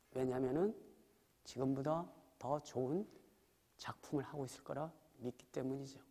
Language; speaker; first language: Korean; native; Korean